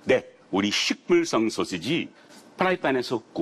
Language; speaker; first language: Korean; non-native, learner; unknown